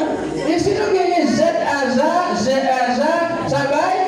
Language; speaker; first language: French; non-native, local second language; Haitian Creole